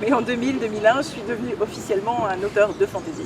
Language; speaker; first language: French; native; French